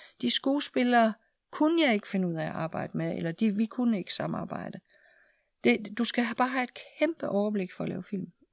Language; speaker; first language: Danish; native; Danish